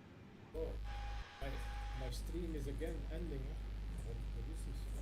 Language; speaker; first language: English; non-native, learner; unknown